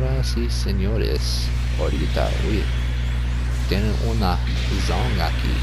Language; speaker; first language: Spanish; non-native, learner; English